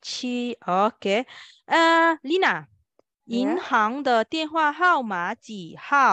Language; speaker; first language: Chinese; non-native, fluent; Malay